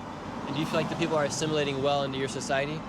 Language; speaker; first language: English; native; English